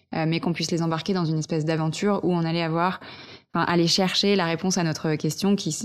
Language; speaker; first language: French; native; French